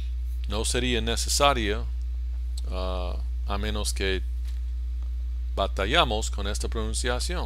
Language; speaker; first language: Spanish; non-native, fluent; English